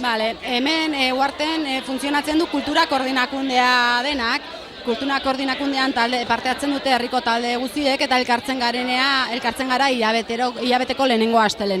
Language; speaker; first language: Basque; native; Basque